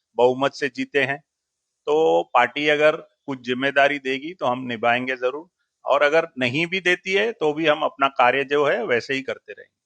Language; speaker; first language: Hindi; non-native, local second language; Sindhi